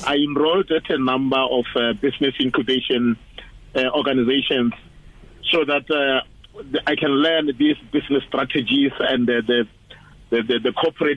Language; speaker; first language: English; non-native, local second language; Northern Sotho